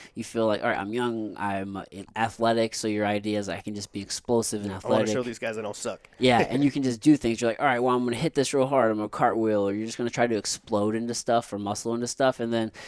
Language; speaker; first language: English; native; English